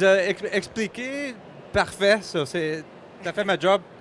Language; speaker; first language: French; non-native, learner; English